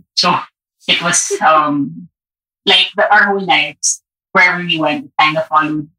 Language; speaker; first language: English; non-native, local second language; Filipino